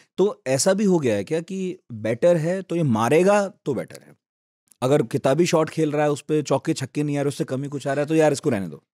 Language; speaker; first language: Hindi; native; Hindi